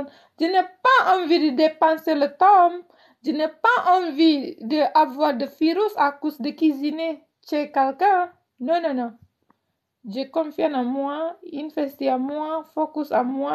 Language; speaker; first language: French; non-native, learner; Indonesian